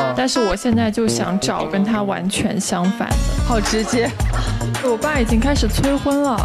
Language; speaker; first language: Chinese; native; Chinese